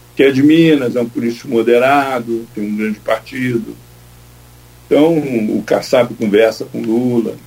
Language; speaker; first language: Portuguese; native; Portuguese